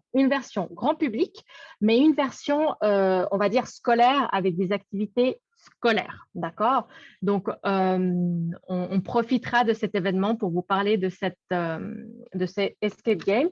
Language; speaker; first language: French; native; French